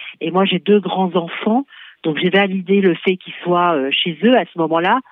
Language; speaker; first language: French; native; French